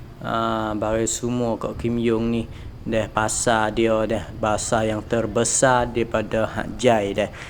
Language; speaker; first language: Malay; native; Malay